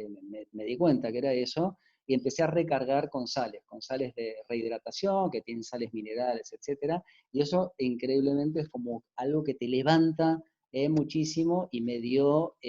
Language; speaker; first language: Spanish; native; Spanish